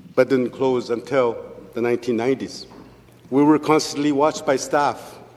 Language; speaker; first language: English; non-native, fluent; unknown